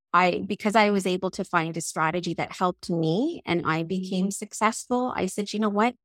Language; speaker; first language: English; native; English